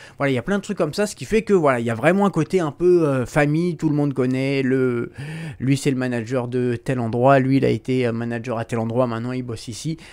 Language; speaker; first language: French; native; French